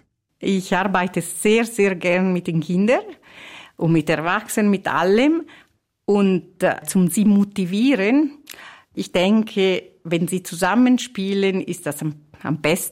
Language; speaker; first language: German; non-native, learner; Italian